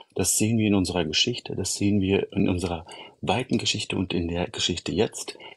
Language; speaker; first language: German; early bilingual, other home language; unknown